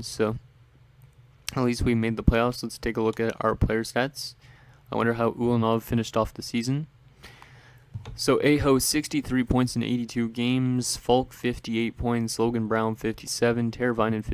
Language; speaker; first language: English; native; English